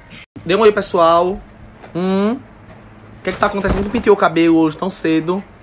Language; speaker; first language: Portuguese; native; Portuguese